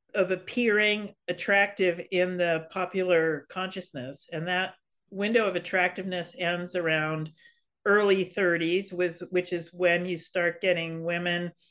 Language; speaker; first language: English; native; English